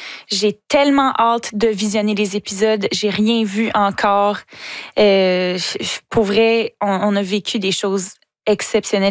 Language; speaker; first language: French; native; French